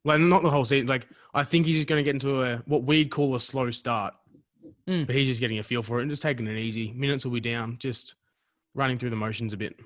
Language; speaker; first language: English; native; English